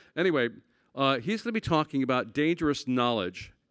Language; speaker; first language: English; native; English